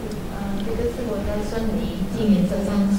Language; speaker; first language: Chinese; early bilingual, heritage; Indonesian